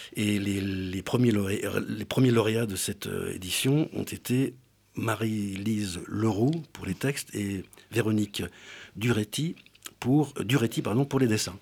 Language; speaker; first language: French; native; French